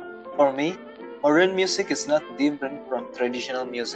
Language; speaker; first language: English; non-native, fluent; Indonesian